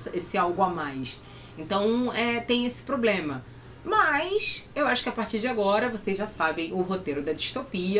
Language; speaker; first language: Portuguese; native; Portuguese